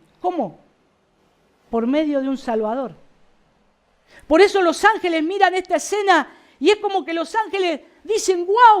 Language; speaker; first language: Spanish; native; Spanish